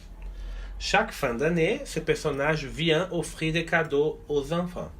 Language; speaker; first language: French; non-native, fluent; Portuguese